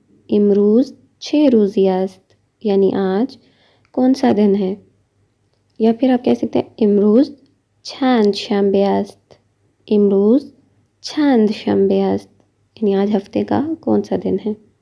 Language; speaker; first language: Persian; non-native, fluent; Urdu